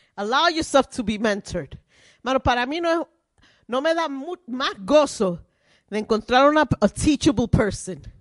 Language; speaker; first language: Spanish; early bilingual, heritage; Spanish